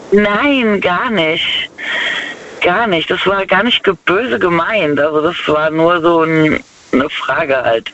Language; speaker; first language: German; native; German